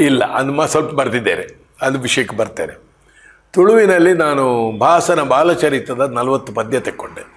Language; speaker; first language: Kannada; non-native, local second language; Konkani